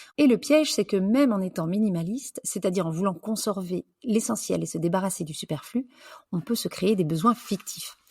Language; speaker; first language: French; native; French